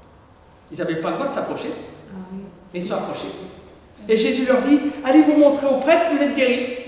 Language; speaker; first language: French; native; French